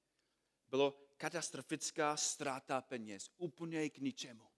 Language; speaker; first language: Czech; non-native, fluent; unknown